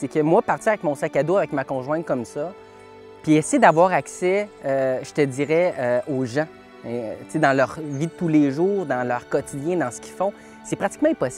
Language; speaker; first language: French; native; French